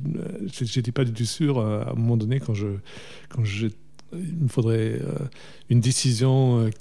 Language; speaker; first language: French; non-native, fluent; German